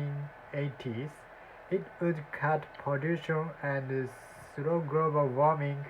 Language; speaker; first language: English; non-native, learner; Japanese